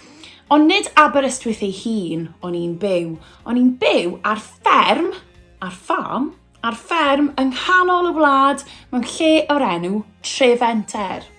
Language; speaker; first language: Welsh; native; Welsh